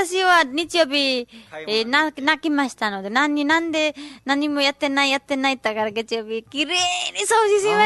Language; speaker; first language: Japanese; non-native, learner; Nepali